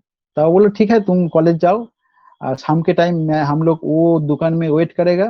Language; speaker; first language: Hindi; non-native, local second language; Bangla